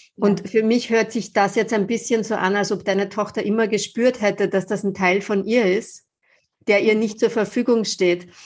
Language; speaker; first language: German; native; German